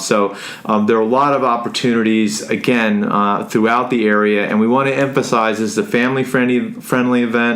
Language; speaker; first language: English; native; English